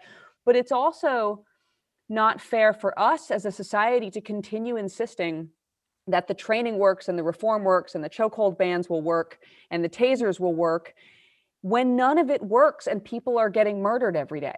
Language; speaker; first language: English; native; English